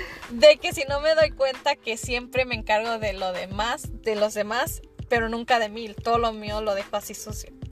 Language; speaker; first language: Spanish; early bilingual, heritage; Spanish